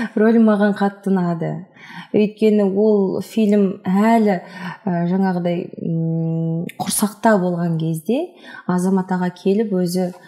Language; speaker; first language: Kazakh; non-native, local second language; Russian